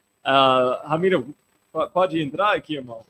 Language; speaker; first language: Portuguese; non-native, fluent; English